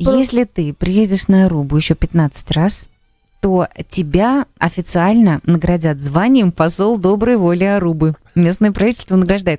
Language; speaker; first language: Russian; native; Russian